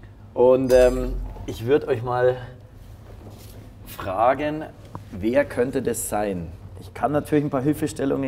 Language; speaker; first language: German; native; German